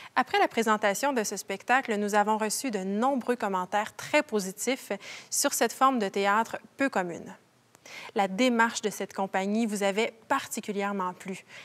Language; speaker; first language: French; native; French